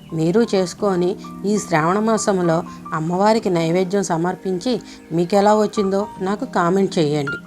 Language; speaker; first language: Telugu; native; Telugu